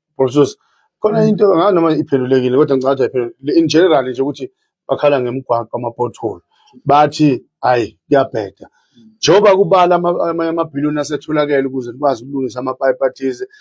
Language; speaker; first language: Zulu; native; Zulu